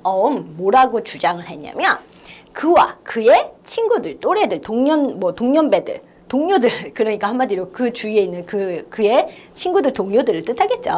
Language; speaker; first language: Korean; native; Korean